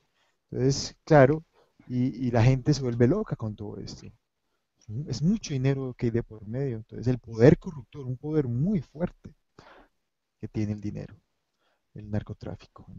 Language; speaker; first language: Spanish; native; Spanish